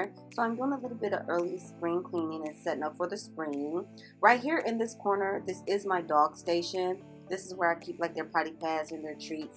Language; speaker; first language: English; native; English